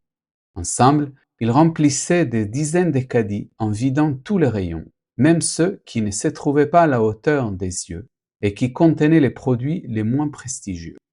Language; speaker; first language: French; non-native, fluent; Spanish